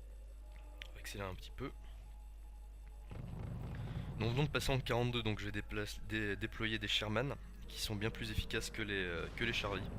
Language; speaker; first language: French; native; French